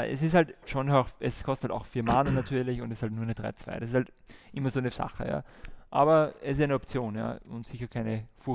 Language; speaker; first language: German; native; German